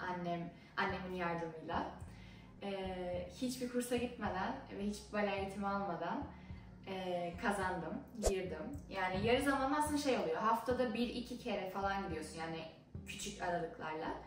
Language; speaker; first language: Turkish; early bilingual, heritage; Turkish